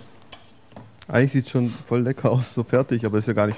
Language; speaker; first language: German; native; German